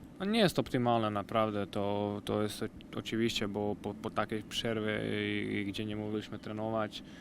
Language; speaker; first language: Polish; non-native, learner; Croatian